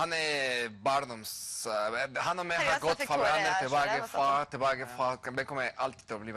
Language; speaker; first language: Norwegian; non-native, fluent; Spanish